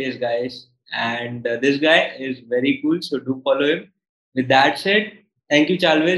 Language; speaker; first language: English; non-native, local second language; Hindi